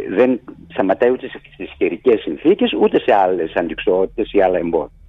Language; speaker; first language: Greek; native; Greek